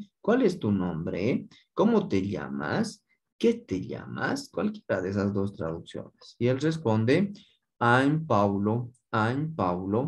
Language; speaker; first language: Spanish; native; Spanish